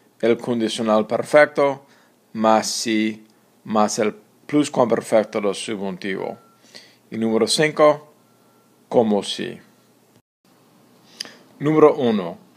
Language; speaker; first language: Spanish; non-native, fluent; English